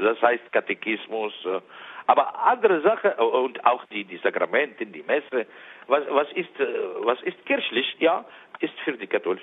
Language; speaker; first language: German; non-native, learner; Arabic